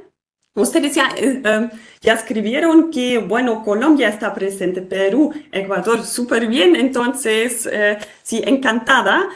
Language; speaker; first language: Spanish; non-native, fluent; German